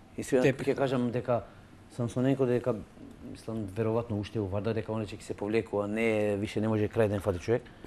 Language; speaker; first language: Macedonian; non-native, local second language; Albanian